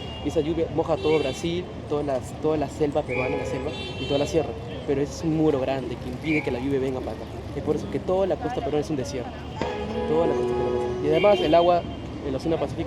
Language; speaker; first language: Spanish; native; Spanish